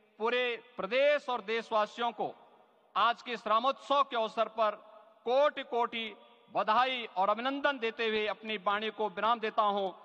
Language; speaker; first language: Hindi; native; Hindi